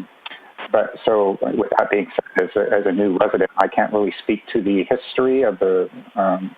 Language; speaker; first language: English; native; English